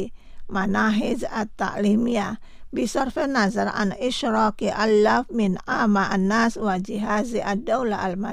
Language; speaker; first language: Arabic; non-native, fluent; Indonesian